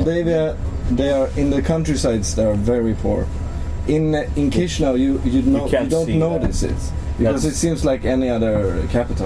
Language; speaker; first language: English; non-native, fluent; Swedish